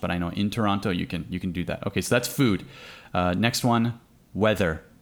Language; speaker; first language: English; native; English